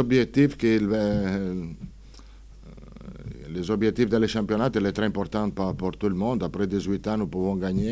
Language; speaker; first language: French; non-native, fluent; Italian